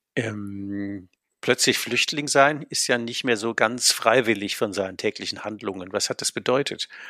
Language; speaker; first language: German; native; German